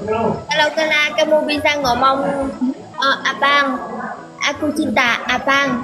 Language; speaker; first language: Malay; non-native, learner; Vietnamese